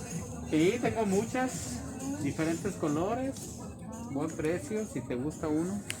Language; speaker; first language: Spanish; native; Spanish